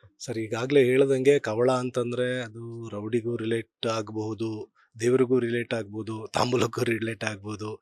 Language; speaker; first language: Kannada; native; Kannada